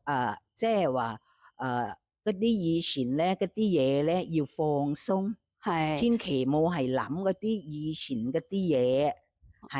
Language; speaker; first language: Cantonese; non-native, fluent; Thai